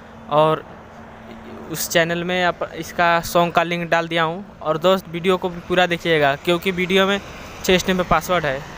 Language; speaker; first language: Hindi; non-native, local second language; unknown